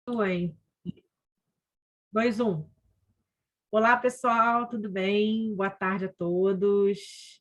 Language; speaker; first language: Portuguese; native; Portuguese